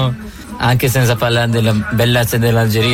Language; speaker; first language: Italian; non-native, fluent; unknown